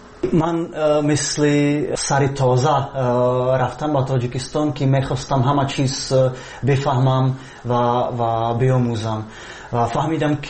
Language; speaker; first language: Persian; non-native, fluent; Czech